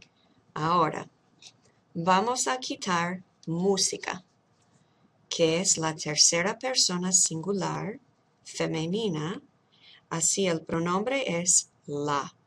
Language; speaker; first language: Spanish; non-native, fluent; English